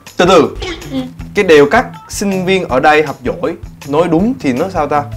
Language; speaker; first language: Vietnamese; non-native, learner; Korean